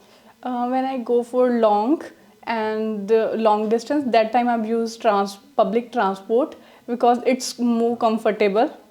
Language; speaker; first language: English; non-native, learner; Punjabi